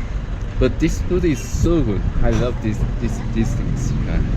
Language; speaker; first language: English; non-native, learner; Korean